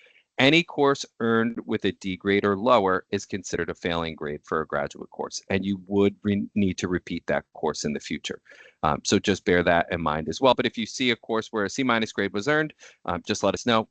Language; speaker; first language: English; native; English